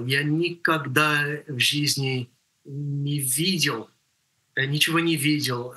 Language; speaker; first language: Russian; non-native, fluent; English